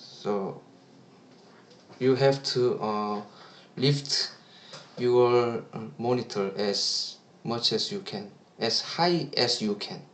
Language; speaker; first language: English; non-native, learner; Korean